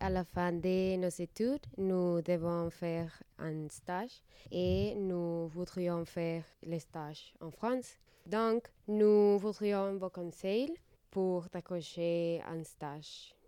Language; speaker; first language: French; non-native, learner; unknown